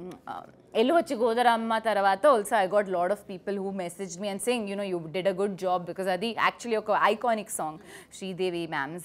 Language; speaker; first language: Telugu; non-native, fluent; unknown